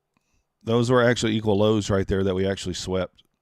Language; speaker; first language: English; native; English